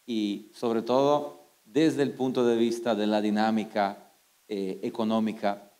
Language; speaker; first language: Spanish; native; Spanish